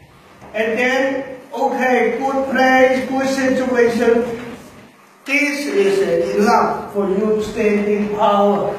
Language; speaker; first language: English; non-native, learner; Chinese